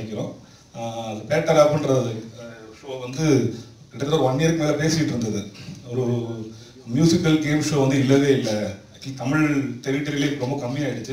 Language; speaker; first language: Tamil; native; Tamil